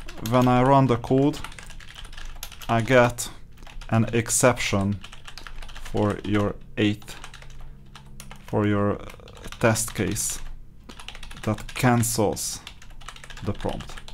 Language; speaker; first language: English; non-native, fluent; Hungarian